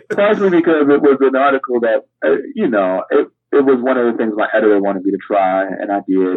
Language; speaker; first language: English; native; English